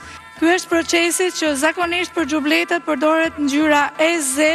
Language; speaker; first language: Albanian; native; Albanian